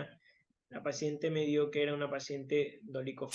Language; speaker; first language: Spanish; native; Spanish